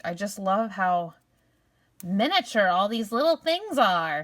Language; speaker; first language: English; native; English